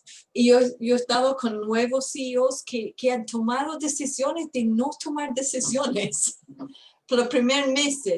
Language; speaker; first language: Spanish; non-native, fluent; English